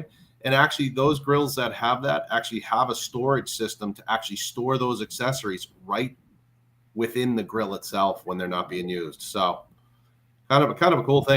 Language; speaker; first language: English; native; English